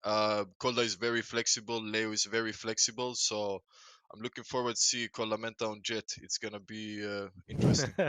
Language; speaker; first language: English; non-native, fluent; Swedish